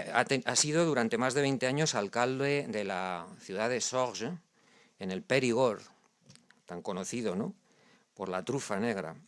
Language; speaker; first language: Spanish; native; Spanish